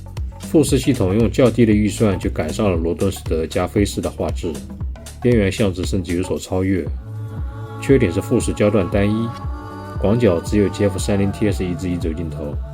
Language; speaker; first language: Chinese; native; Chinese